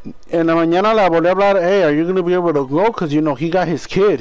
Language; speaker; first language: English; early bilingual, other home language; Spanish